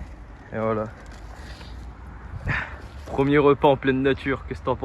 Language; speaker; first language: French; native; French